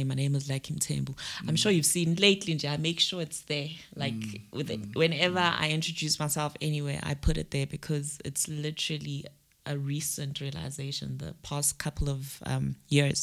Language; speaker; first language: English; non-native, local second language; Zulu